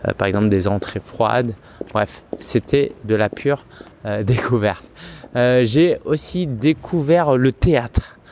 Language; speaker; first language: French; early bilingual, other home language; Chinese